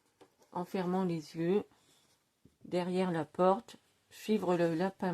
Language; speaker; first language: French; native; French